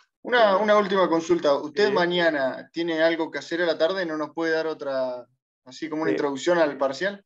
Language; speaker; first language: Spanish; native; Spanish